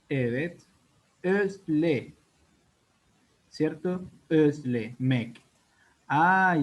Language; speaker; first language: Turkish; non-native, learner; Spanish